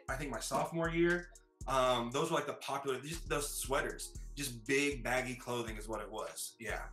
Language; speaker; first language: English; native; English